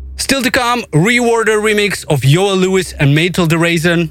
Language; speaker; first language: English; non-native, fluent; Romanian